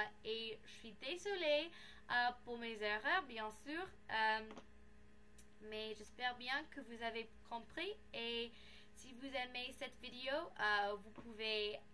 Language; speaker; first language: French; non-native, learner; English